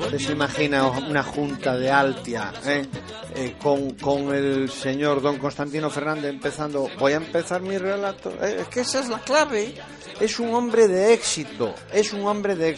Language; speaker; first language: Spanish; native; Spanish